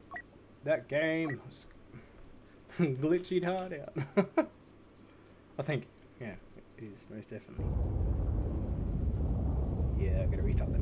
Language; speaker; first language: English; native; English